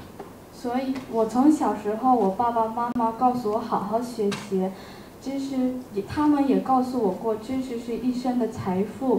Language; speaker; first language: Chinese; non-native, learner; Japanese